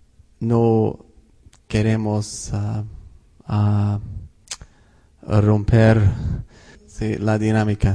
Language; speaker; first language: Spanish; non-native, fluent; English